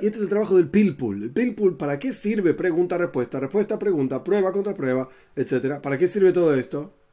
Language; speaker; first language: Spanish; native; Spanish